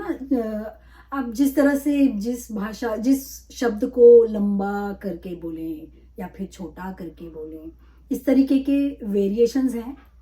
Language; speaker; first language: Hindi; non-native, local second language; Malayalam